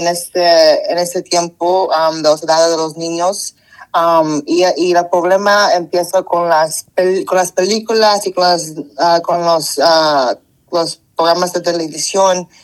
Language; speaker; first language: Spanish; early bilingual, heritage; Spanish